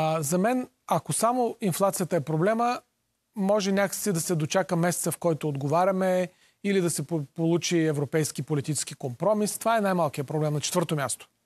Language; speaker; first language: Bulgarian; native; Bulgarian